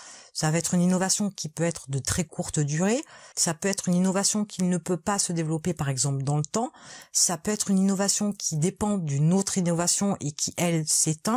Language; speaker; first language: French; native; French